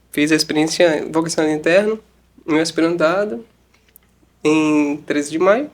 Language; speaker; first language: Portuguese; native; Portuguese